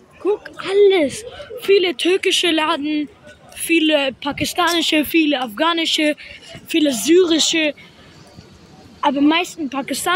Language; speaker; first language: German; early bilingual, other home language; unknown